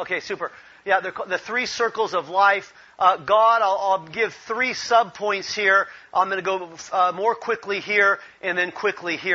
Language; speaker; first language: English; native; English